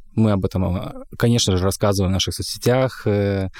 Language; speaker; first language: Russian; native; Russian